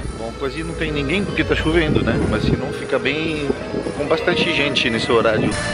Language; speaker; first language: Portuguese; native; Portuguese